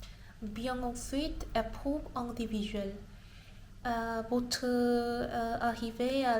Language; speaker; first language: French; non-native, learner; Korean